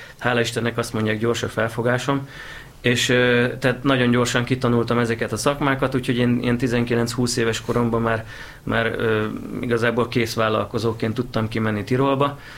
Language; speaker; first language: Hungarian; native; Hungarian